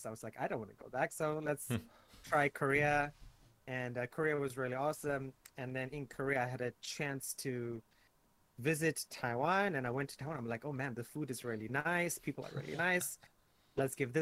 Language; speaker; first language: English; native; English